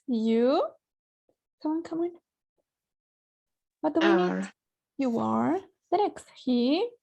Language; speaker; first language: English; non-native, fluent; Spanish